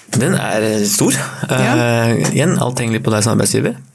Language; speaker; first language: Norwegian; native; Norwegian